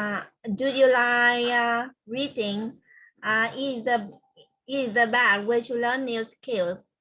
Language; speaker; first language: English; non-native, learner; Vietnamese